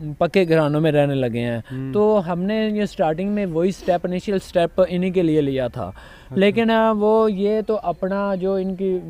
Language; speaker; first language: Urdu; non-native, local second language; Punjabi